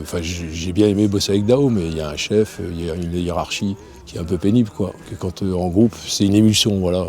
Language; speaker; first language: French; native; French